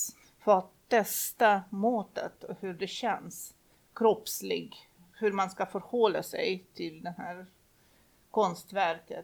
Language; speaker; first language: Swedish; non-native, fluent; Russian